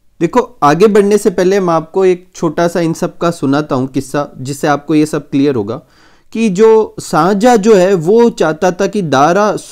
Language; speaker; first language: Hindi; native; Hindi